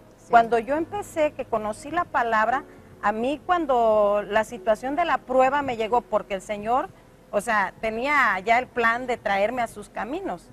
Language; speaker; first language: Spanish; native; Spanish